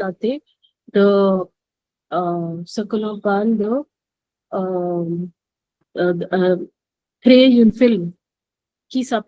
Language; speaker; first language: French; non-native, learner; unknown